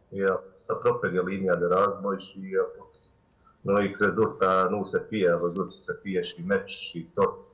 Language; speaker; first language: Romanian; non-native, learner; Bosnian